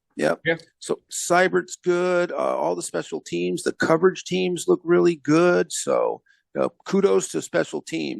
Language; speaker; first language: English; native; English